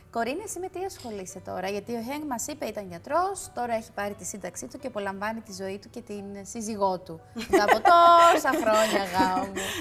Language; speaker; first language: Greek; native; Greek